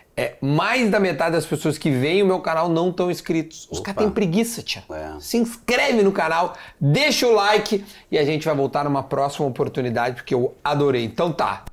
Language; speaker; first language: Portuguese; native; Portuguese